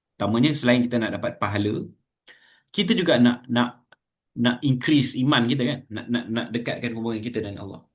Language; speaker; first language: Malay; native; Malay